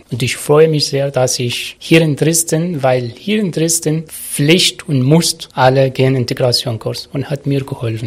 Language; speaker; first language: German; non-native, learner; Arabic